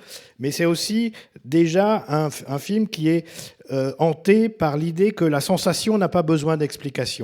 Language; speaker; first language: French; native; French